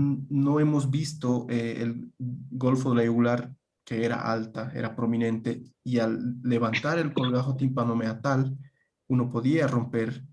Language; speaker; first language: Spanish; native; Spanish